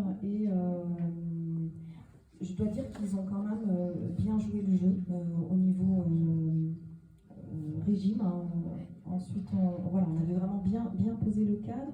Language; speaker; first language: French; native; French